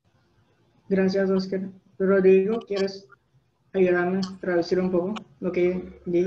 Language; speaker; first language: Spanish; non-native, fluent; English